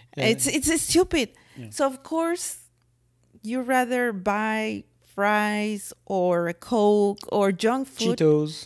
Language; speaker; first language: English; non-native, fluent; Spanish